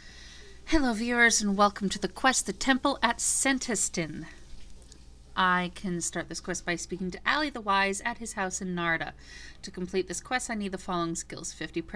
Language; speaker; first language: English; native; English